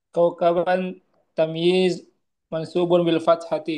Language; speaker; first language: Arabic; non-native, learner; Indonesian